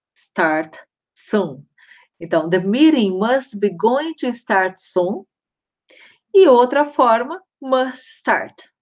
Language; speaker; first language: English; non-native, fluent; Portuguese